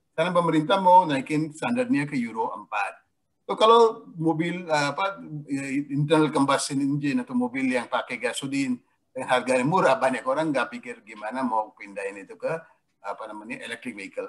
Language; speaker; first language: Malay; non-native, fluent; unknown